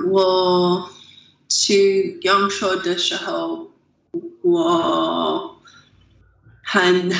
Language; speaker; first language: Chinese; non-native, learner; English